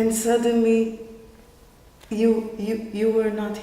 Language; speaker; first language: English; non-native, fluent; Portuguese